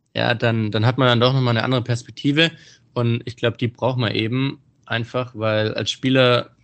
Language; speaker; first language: German; native; German